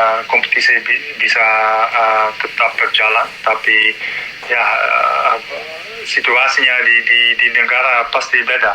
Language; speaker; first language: Indonesian; non-native, learner; Dutch